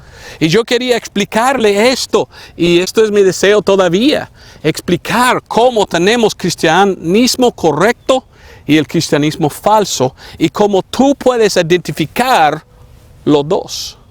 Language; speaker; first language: Spanish; non-native, fluent; English